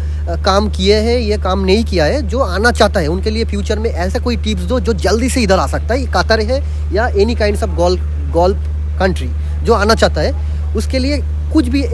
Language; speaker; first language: Hindi; non-native, local second language; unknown